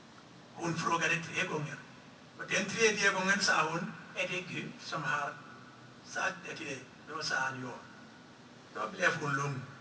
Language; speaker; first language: Swedish; non-native, fluent; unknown